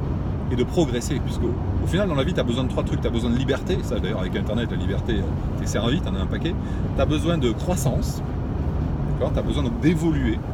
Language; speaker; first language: French; native; French